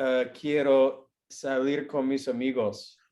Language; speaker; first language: Spanish; non-native, learner; English